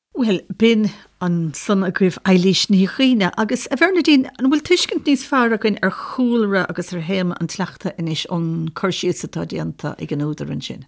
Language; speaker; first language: Irish; native; Irish